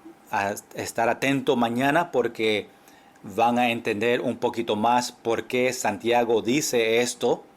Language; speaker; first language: Spanish; non-native, fluent; English